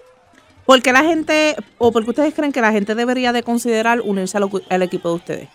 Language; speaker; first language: Spanish; native; Spanish